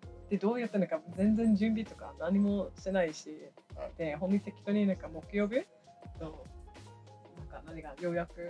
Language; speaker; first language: Japanese; non-native, fluent; English